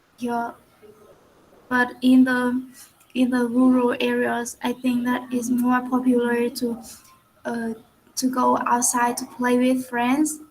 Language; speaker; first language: English; non-native, learner; Vietnamese